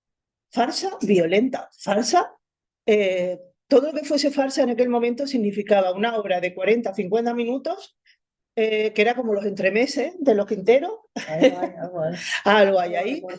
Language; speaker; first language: Spanish; native; Spanish